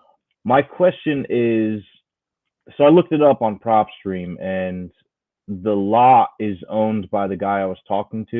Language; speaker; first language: English; native; English